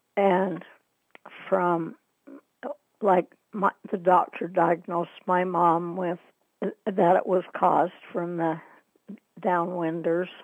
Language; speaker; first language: English; native; English